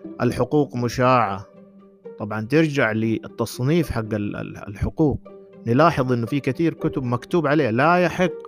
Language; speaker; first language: Arabic; native; Arabic